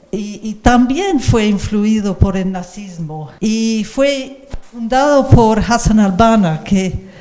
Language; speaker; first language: Spanish; non-native, fluent; English